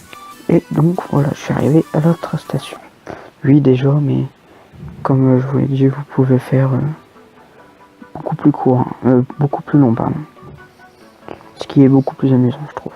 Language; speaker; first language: French; native; French